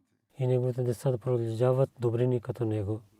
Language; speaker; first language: Bulgarian; non-native, learner; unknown